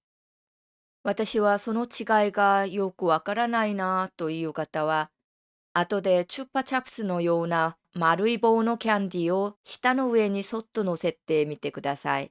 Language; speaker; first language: Japanese; non-native, fluent; Korean